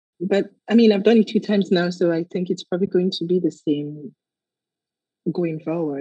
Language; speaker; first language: English; non-native, local second language; Yoruba